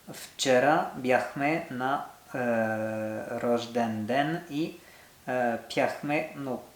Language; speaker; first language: Bulgarian; non-native, learner; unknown